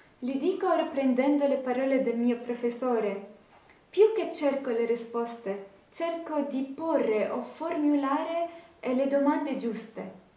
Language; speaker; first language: Italian; non-native, fluent; Arabic